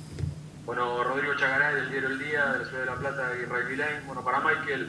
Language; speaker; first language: Spanish; native; Spanish